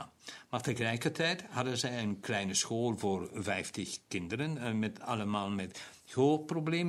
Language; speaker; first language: Dutch; non-native, local second language; German